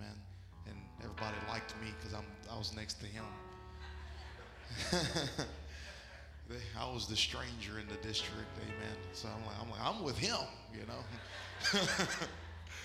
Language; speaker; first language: English; native; English